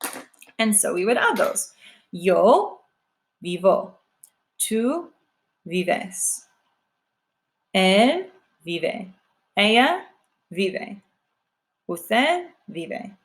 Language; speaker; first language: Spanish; non-native, fluent; English